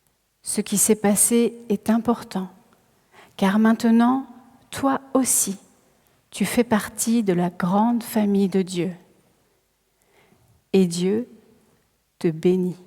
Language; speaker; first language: French; native; French